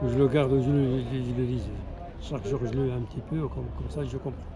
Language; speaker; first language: French; non-native, learner; Arabic